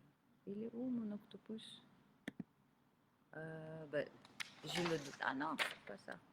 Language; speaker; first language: French; non-native, local second language; Arabic